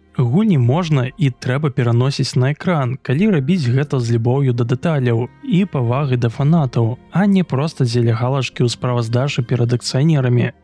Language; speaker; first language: Belarusian; native; Belarusian